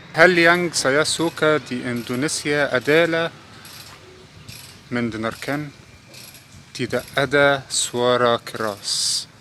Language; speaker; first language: Indonesian; non-native, learner; Arabic